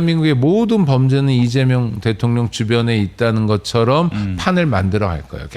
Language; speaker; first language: Korean; native; Korean